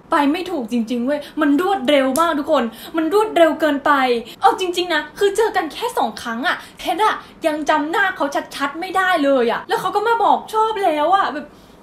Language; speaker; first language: Thai; native; Thai